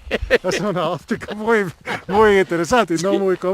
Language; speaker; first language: Spanish; non-native, learner; Italian